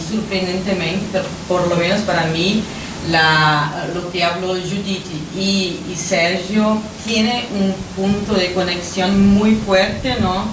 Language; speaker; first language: Spanish; non-native, fluent; Portuguese